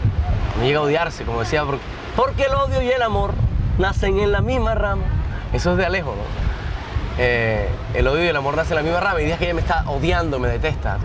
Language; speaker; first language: Spanish; native; Spanish